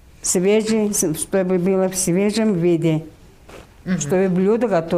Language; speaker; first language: Russian; non-native, local second language; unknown